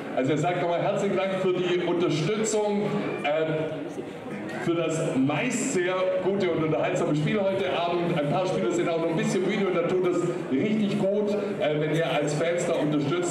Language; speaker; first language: German; native; German